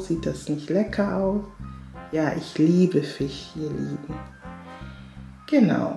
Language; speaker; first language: German; non-native, fluent; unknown